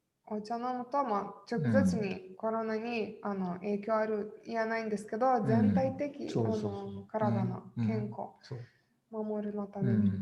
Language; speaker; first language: Japanese; non-native, fluent; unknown